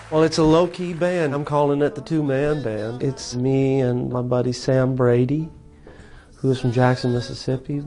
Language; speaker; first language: English; native; English